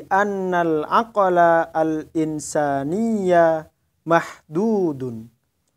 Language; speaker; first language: Arabic; non-native, fluent; Indonesian